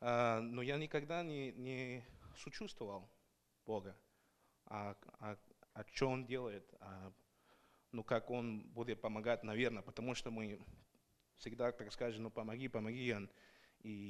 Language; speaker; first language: Russian; non-native, learner; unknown